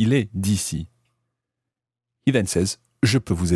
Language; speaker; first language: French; non-native, fluent; English